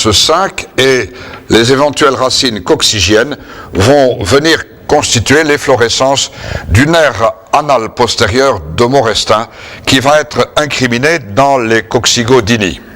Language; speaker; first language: French; native; French